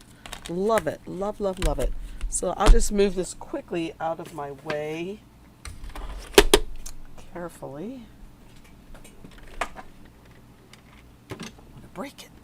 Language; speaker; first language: English; native; English